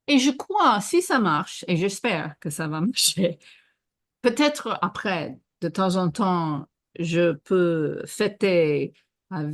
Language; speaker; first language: French; non-native, fluent; English